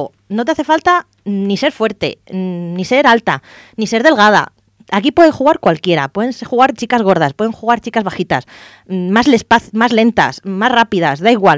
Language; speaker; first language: Spanish; native; Spanish